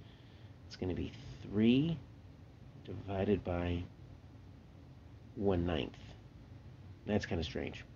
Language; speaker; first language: English; native; English